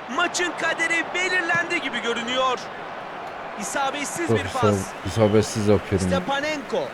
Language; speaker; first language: Turkish; native; Turkish